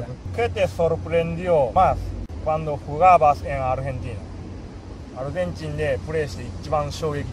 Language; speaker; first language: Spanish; non-native, fluent; Japanese